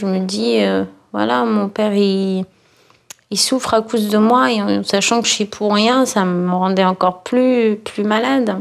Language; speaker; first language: French; early bilingual, other home language; Arabic